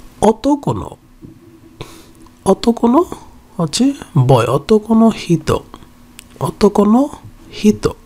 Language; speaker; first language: Japanese; non-native, learner; Bangla